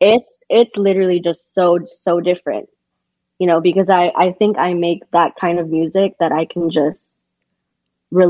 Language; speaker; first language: English; native; English